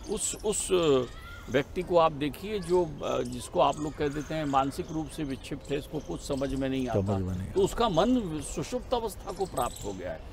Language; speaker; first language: Hindi; native; Hindi